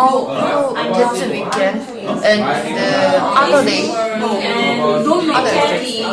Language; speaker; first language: English; non-native, learner; Korean